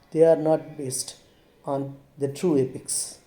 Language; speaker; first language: English; non-native, local second language; Telugu